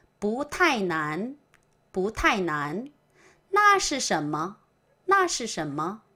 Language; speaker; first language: Chinese; non-native, fluent; Korean